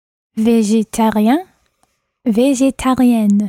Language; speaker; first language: French; non-native, learner; English